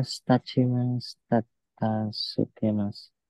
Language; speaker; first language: Japanese; non-native, learner; Filipino